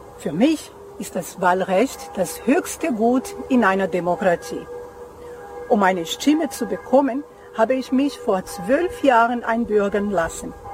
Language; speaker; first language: German; non-native, fluent; Portuguese